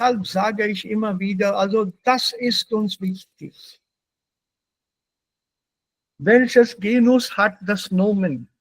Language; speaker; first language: German; non-native, fluent; Hindi